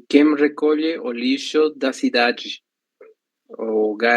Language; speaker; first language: Portuguese; non-native, learner; Spanish